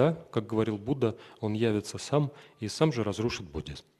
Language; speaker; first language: Russian; native; Russian